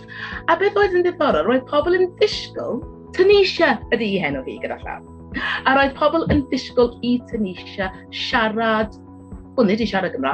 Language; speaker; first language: Welsh; non-native, learner; English